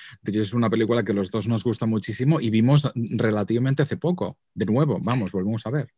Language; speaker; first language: Spanish; non-native, local second language; Catalan